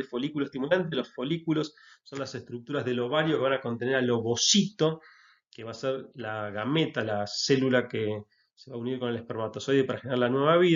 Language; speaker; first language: Spanish; native; Spanish